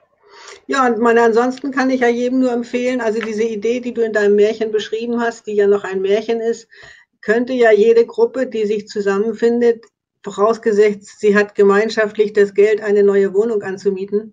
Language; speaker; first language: German; native; German